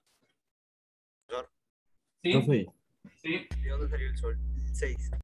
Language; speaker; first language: Spanish; native; Spanish